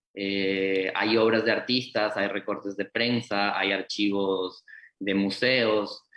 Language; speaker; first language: Spanish; native; Spanish